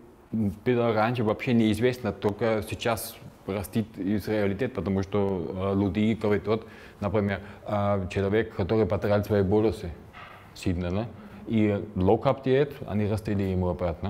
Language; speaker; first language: Russian; non-native, fluent; German